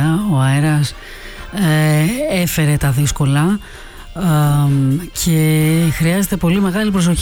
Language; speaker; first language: Greek; native; Greek